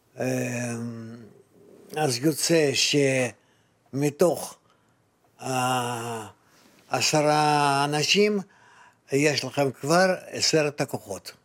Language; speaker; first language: Hebrew; non-native, fluent; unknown